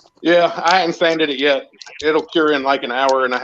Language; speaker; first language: English; native; English